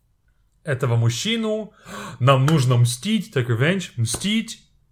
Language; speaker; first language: Russian; non-native, fluent; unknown